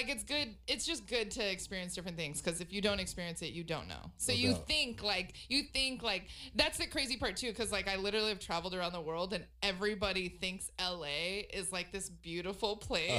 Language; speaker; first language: English; native; English